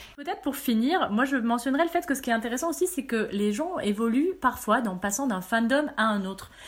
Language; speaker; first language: French; early bilingual, other home language; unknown